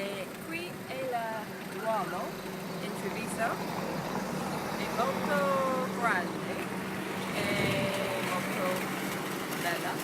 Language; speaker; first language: Italian; non-native, learner; English